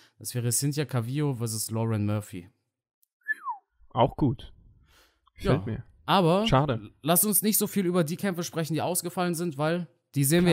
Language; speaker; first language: German; native; German